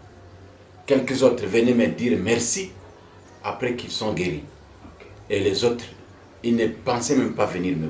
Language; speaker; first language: French; non-native, local second language; Swahili